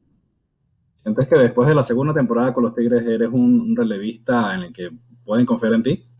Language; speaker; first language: Spanish; native; Spanish